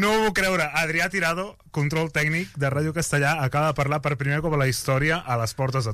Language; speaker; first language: Catalan; native; Catalan